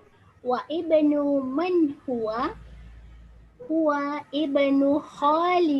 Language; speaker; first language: Arabic; non-native, learner; Indonesian